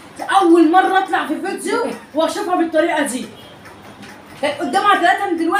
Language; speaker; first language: Arabic; native; Arabic